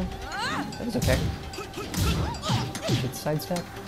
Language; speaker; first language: English; native; English